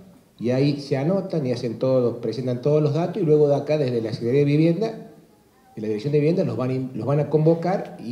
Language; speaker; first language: Spanish; native; Spanish